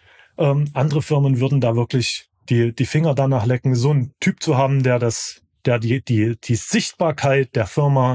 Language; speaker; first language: German; native; German